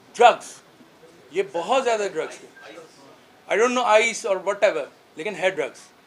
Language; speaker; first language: Urdu; non-native, local second language; Sindhi